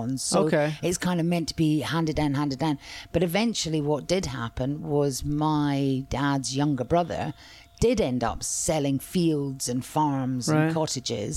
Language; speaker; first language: English; native; English